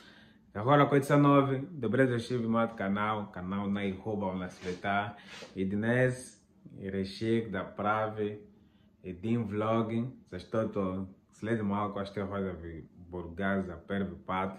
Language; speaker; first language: Bulgarian; non-native, learner; Portuguese